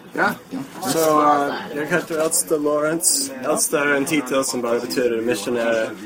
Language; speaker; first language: Swedish; non-native, fluent; English